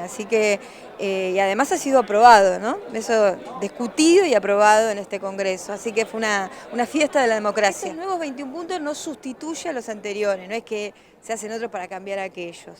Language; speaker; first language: Spanish; native; Spanish